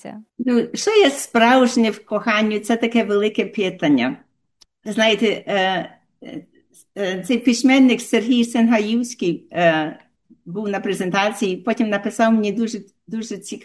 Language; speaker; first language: Ukrainian; early bilingual, heritage; Ukrainian